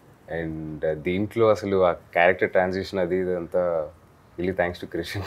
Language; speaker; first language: Telugu; native; Telugu